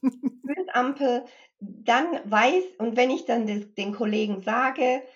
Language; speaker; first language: German; early bilingual, other home language; English